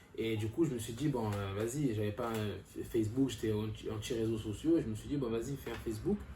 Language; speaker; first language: French; early bilingual, other home language; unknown